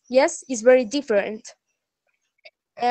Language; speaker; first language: English; non-native, learner; Spanish